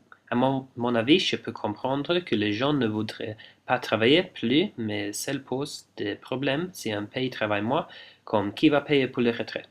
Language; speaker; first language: French; non-native, fluent; English